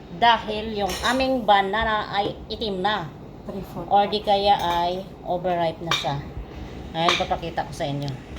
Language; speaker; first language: Filipino; non-native, local second language; Hiligaynon